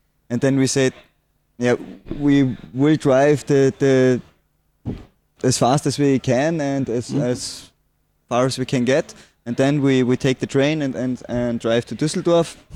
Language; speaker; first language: English; non-native, fluent; German